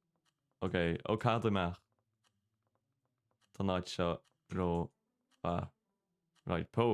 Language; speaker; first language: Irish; non-native, local second language; English